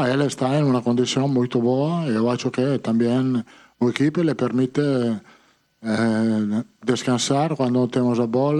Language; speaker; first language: Portuguese; non-native, fluent; Italian